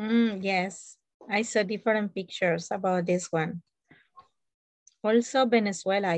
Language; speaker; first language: English; non-native, learner; Spanish